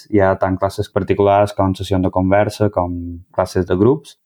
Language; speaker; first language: Catalan; native; Catalan